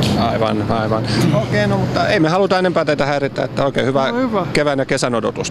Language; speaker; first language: Finnish; native; Finnish